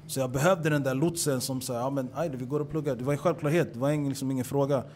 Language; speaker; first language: Swedish; early bilingual, other home language; Papiamento